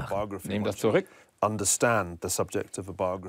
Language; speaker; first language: German; non-native, fluent; English